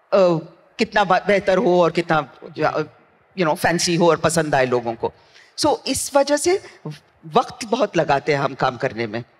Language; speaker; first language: Hindi; non-native, local second language; Gujarati